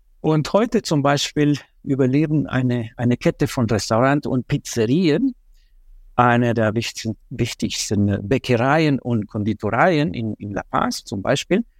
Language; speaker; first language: German; non-native, fluent; Spanish